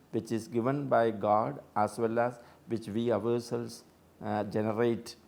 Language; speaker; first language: English; non-native, local second language; Malayalam